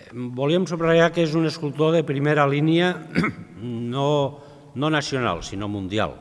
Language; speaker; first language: Catalan; native; Catalan